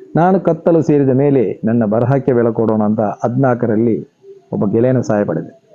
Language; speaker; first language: Kannada; non-native, local second language; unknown